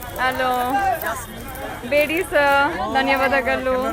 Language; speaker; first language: Kannada; non-native, learner; English